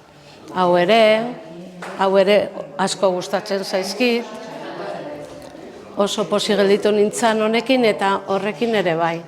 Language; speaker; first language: Basque; non-native, local second language; Spanish